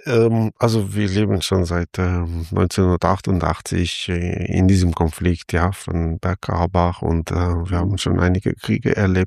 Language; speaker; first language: German; non-native, fluent; Armenian